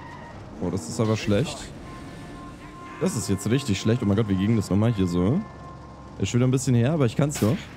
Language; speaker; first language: German; native; German